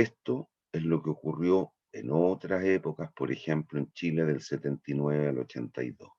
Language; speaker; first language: Spanish; native; Spanish